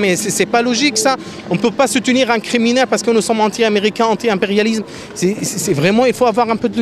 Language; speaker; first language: French; non-native, fluent; Arabic